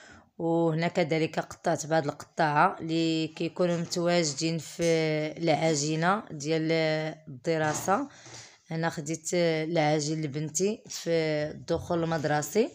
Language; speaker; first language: Arabic; native; Arabic